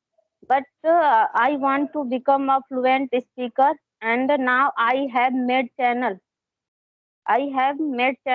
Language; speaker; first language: English; non-native, learner; Hindi